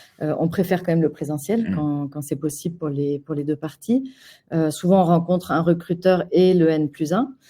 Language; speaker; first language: French; native; French